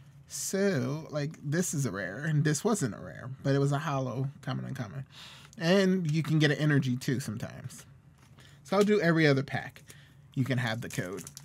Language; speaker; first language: English; native; English